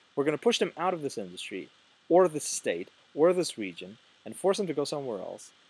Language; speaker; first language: English; non-native, fluent; Russian